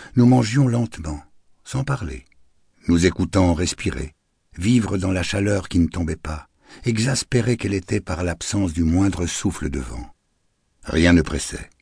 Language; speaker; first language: French; native; French